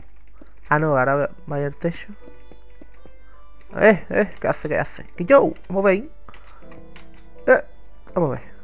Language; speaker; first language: Spanish; native; Spanish